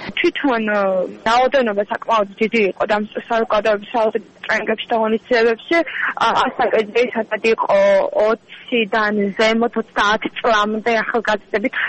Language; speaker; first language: Georgian; non-native, local second language; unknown